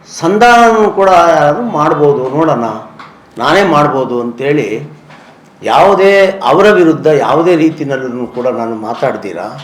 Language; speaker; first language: Kannada; native; Kannada